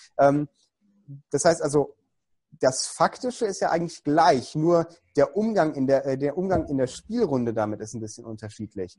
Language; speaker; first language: German; native; German